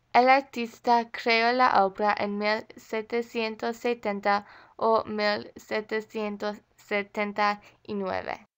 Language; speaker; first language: Spanish; non-native, learner; English